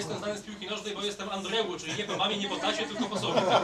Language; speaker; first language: Polish; native; Polish